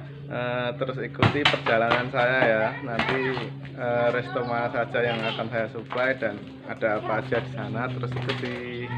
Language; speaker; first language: Indonesian; non-native, local second language; Javanese